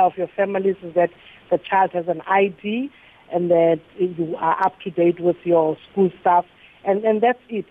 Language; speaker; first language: English; non-native, local second language; Tswana